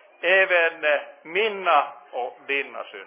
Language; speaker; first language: Swedish; non-native, fluent; Finnish